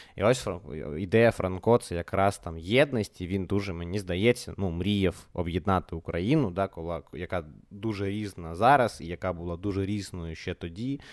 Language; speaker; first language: Ukrainian; non-native, local second language; Russian